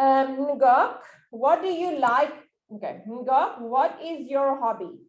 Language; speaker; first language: English; non-native, fluent; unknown